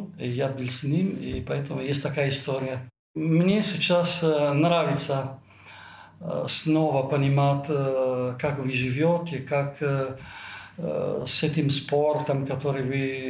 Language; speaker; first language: Russian; non-native, fluent; Italian